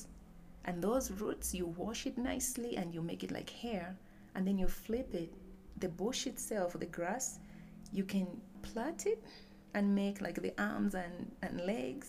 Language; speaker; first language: English; non-native, local second language; Bemba